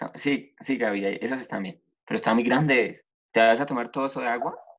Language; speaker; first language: Spanish; native; Spanish